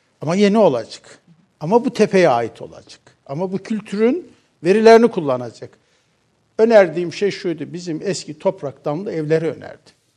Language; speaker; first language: Turkish; native; Turkish